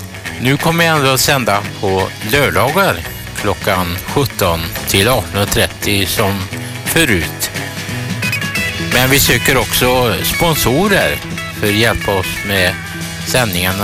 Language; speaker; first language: Swedish; native; Swedish